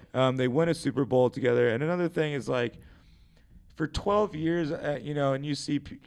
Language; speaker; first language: English; native; English